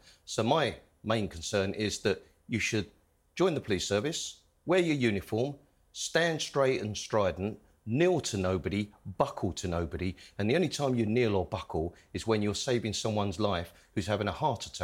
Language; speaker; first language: English; native; English